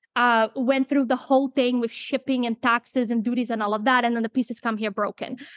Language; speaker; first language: English; non-native, fluent; Portuguese